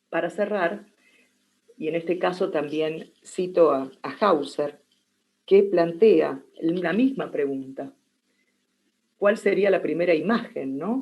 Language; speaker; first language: Spanish; native; Spanish